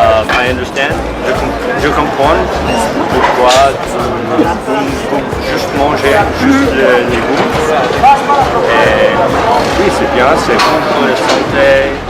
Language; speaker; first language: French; non-native, learner; English